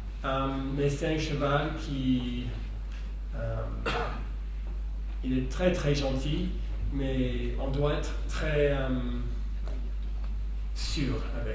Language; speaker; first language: French; non-native, fluent; English